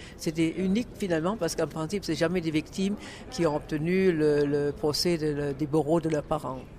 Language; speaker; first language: French; non-native, fluent; German